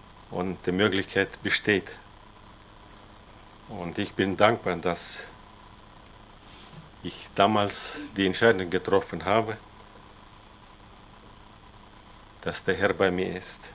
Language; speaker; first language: German; non-native, fluent; Russian